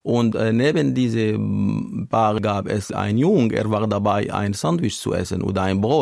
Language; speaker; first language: German; non-native, learner; Arabic